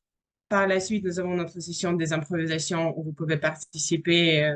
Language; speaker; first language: French; non-native, fluent; Russian